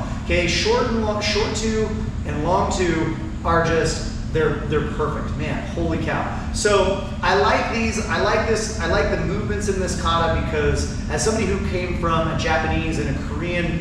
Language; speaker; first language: English; native; English